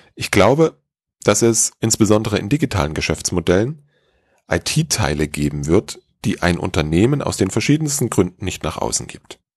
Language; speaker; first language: German; native; German